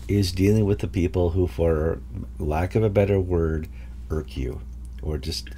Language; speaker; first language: English; native; English